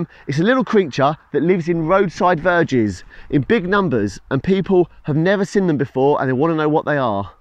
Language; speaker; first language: English; native; English